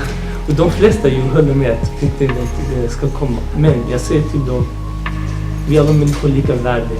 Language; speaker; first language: Swedish; non-native, fluent; Arabic